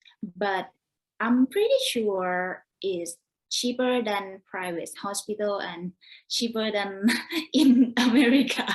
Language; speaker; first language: English; non-native, learner; Thai